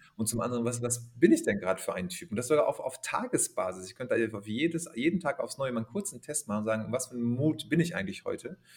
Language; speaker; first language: German; native; German